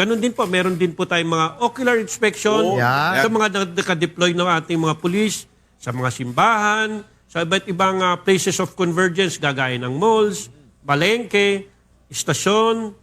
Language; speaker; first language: Filipino; native; Filipino